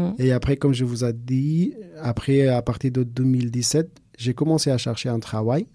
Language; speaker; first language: French; non-native, fluent; Persian